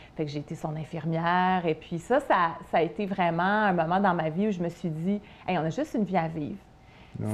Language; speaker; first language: French; native; French